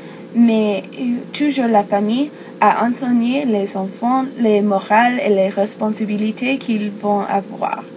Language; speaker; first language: French; non-native, learner; English